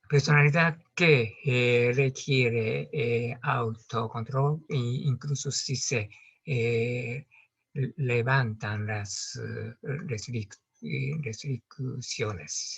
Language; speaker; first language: Spanish; non-native, learner; Japanese